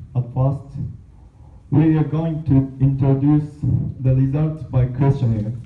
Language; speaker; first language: English; non-native, learner; Japanese